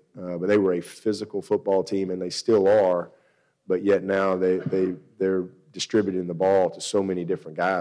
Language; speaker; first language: English; native; English